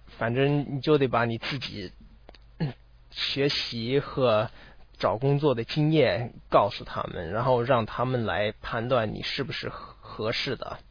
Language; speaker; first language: Chinese; non-native, fluent; English